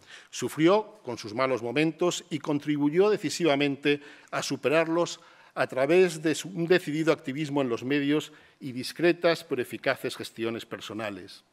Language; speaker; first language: Spanish; native; Spanish